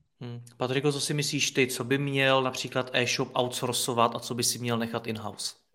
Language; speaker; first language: Czech; native; Czech